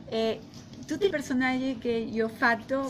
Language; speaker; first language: Italian; non-native, learner; Spanish